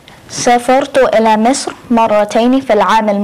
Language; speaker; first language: Arabic; non-native, learner; English